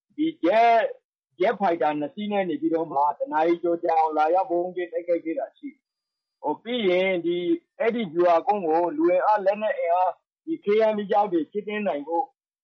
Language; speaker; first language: Burmese; native; Burmese